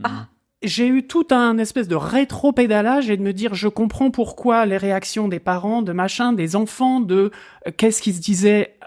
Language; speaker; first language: French; native; French